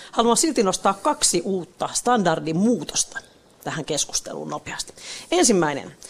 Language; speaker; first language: Finnish; native; Finnish